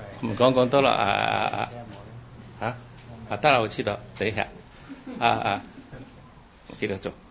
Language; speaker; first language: Cantonese; early bilingual, heritage; Cantonese